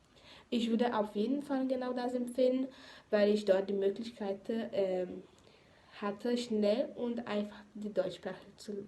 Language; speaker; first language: German; non-native, fluent; Portuguese